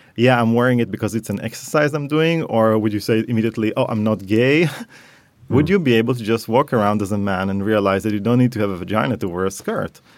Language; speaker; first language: English; non-native, fluent; Hebrew